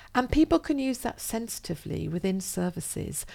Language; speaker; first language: English; native; English